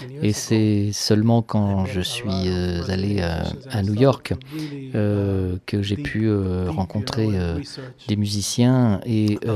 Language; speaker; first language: French; non-native, fluent; Hebrew